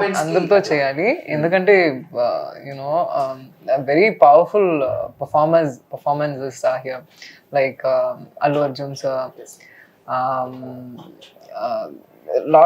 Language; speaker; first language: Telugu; non-native, local second language; Tamil